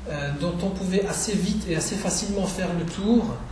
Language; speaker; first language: French; non-native, fluent; Czech